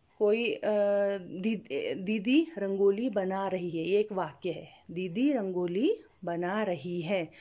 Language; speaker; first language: Hindi; native; Hindi